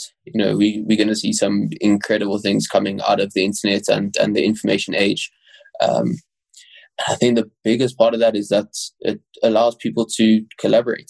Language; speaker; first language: English; native; English